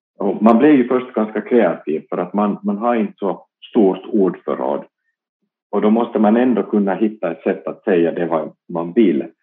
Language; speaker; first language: Swedish; non-native, local second language; Finnish